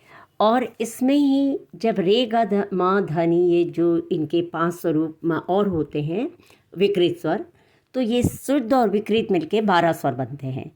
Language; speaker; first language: Hindi; native; Hindi